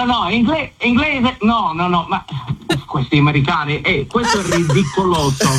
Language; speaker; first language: Italian; non-native, learner; English